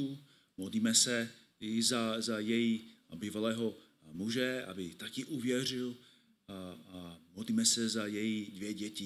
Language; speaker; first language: Czech; non-native, fluent; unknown